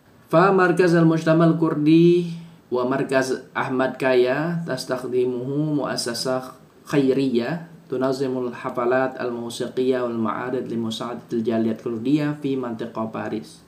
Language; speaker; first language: Arabic; non-native, fluent; Indonesian